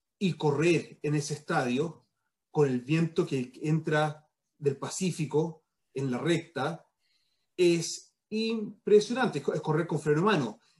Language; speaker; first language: Spanish; early bilingual, heritage; Spanish